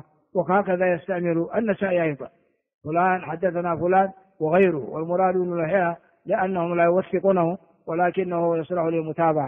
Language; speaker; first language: Arabic; non-native, fluent; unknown